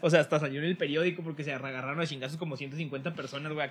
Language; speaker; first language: Spanish; native; Spanish